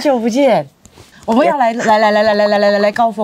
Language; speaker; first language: Chinese; native; Chinese